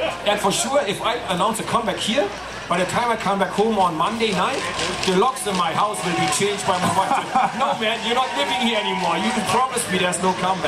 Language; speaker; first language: English; non-native, fluent; German